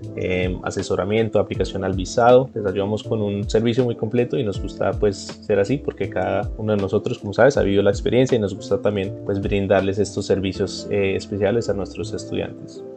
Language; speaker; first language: Spanish; early bilingual, heritage; Spanish